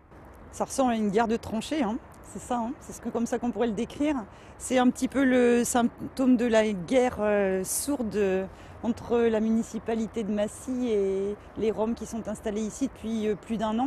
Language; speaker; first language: French; native; French